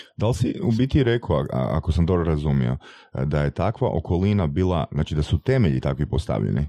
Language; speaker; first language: Croatian; native; Croatian